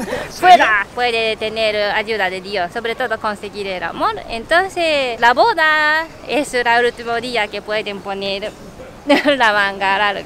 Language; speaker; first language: Spanish; non-native, learner; Japanese